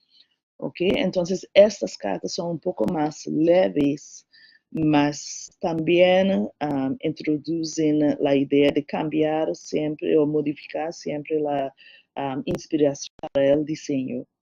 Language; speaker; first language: Spanish; non-native, learner; English